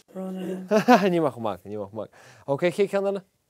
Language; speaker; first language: Irish; native; Irish